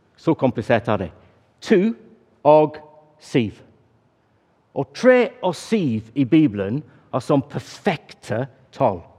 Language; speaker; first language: Norwegian; non-native, fluent; English